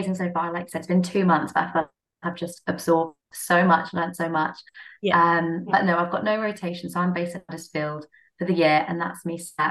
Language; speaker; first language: English; native; English